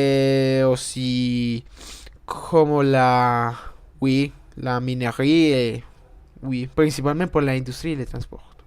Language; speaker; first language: French; non-native, learner; Spanish